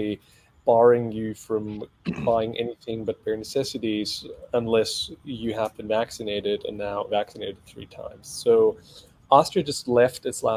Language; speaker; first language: English; non-native, fluent; German